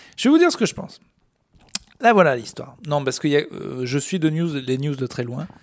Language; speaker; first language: French; native; French